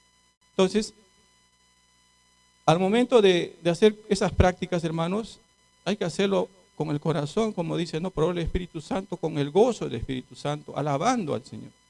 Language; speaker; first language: Spanish; native; Spanish